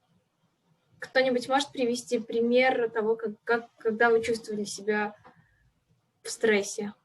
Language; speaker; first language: Russian; native; Russian